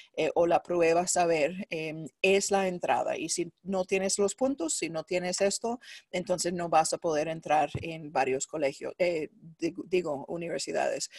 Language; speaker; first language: Spanish; non-native, fluent; English